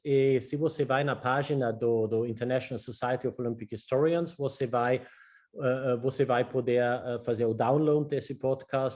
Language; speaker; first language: Portuguese; non-native, learner; German